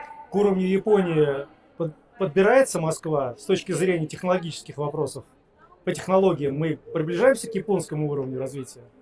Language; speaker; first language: Russian; native; Russian